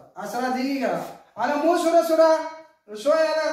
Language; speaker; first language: Arabic; non-native, learner; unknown